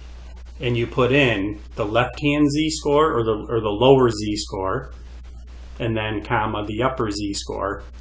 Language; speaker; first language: English; native; English